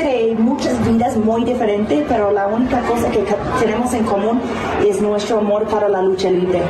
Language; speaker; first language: Spanish; non-native, fluent; English